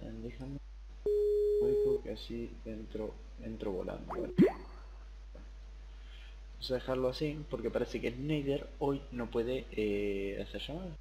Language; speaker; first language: Spanish; native; Spanish